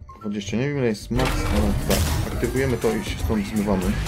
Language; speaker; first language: Polish; native; Polish